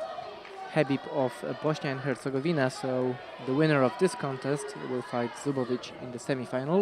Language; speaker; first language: English; non-native, fluent; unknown